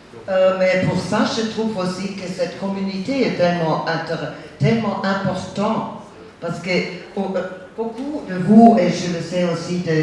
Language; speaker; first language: French; non-native, fluent; German